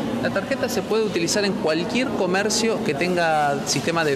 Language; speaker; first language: Spanish; native; Spanish